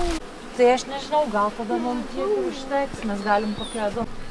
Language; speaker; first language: Lithuanian; early bilingual, heritage; Lithuanian